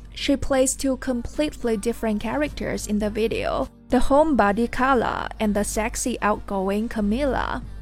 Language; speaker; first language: English; non-native, fluent; Chinese